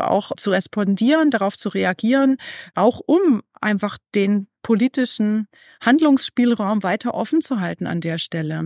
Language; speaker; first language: German; native; German